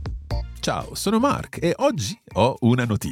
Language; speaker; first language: Italian; non-native, fluent; English